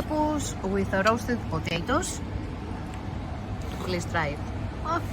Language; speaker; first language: English; non-native, fluent; Greek